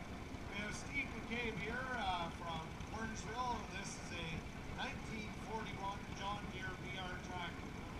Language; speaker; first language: English; native; English